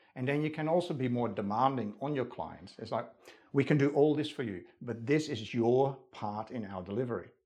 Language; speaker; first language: English; non-native, fluent; Dutch